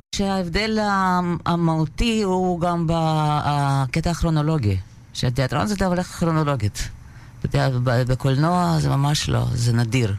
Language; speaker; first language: Hebrew; non-native, fluent; Russian